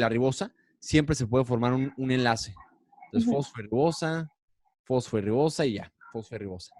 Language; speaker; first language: Spanish; native; Spanish